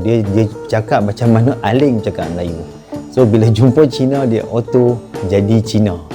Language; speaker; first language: Malay; native; Malay